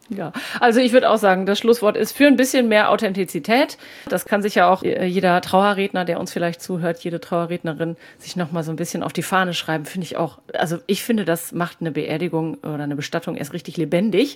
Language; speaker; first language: German; native; German